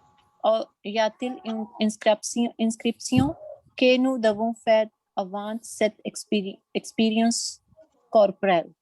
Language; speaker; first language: French; non-native, learner; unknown